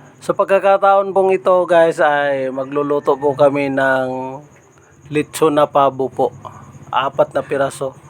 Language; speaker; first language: Filipino; non-native, local second language; Cebuano